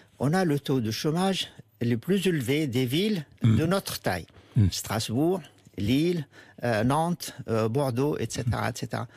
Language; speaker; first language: French; non-native, fluent; Arabic